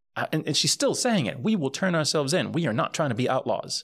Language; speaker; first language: English; early bilingual, other home language; Spanish